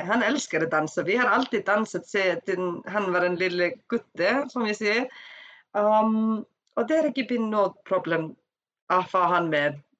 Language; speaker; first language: Swedish; non-native, learner; Icelandic